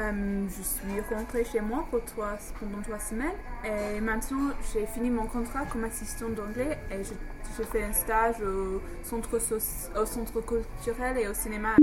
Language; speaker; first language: French; non-native, fluent; English